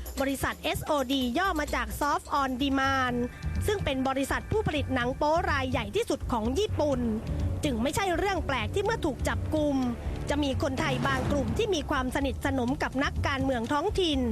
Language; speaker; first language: Thai; native; Thai